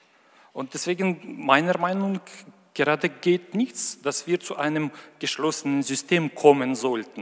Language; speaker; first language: German; non-native, fluent; Ukrainian